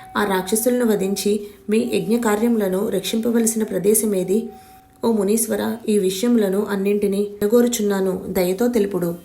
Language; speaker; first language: Telugu; native; Telugu